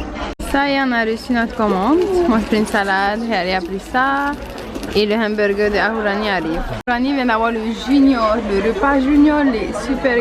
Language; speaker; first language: French; native; French